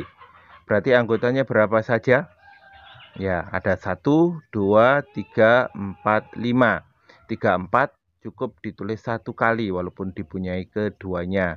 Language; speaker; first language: Indonesian; native; Indonesian